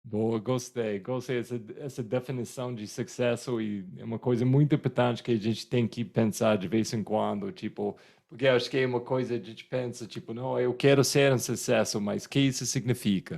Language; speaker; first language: Portuguese; non-native, fluent; English